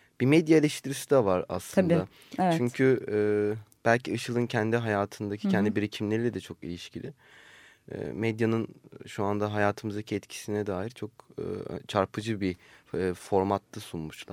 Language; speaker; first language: Turkish; native; Turkish